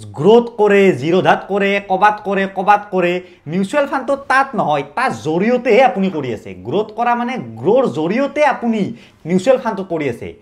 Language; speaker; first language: Assamese; native; Assamese